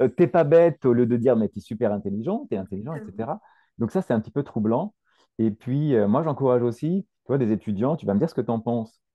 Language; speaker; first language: French; native; French